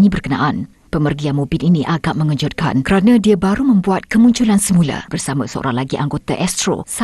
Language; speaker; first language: Malay; native; Malay